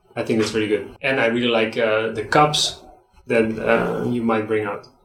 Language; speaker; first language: English; non-native, fluent; Dutch